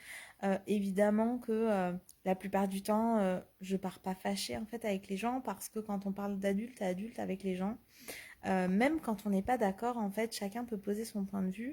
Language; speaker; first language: French; native; French